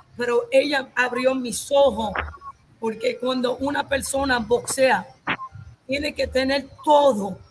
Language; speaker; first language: Spanish; native; Spanish